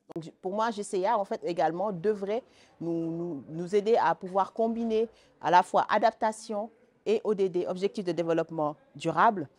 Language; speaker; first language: French; non-native, local second language; Wolof